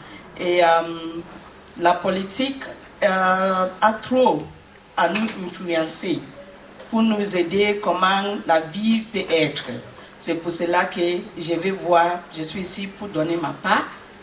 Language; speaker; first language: French; non-native, learner; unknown